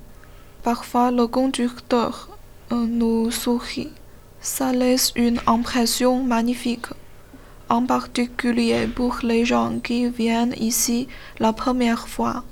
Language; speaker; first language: French; non-native, learner; Chinese